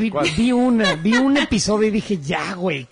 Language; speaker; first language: Spanish; native; Spanish